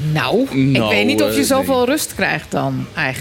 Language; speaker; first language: Dutch; native; Dutch